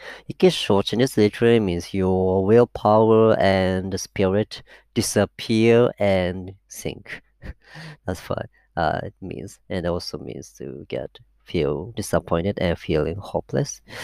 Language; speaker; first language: English; non-native, fluent; Japanese